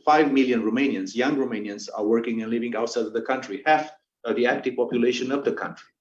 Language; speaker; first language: English; non-native, fluent; Romanian